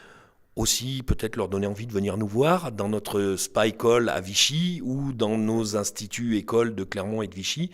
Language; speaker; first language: French; native; French